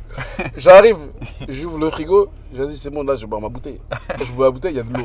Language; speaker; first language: French; native; French